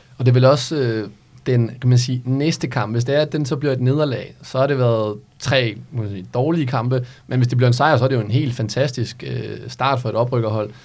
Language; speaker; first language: Danish; early bilingual, other home language; Serbian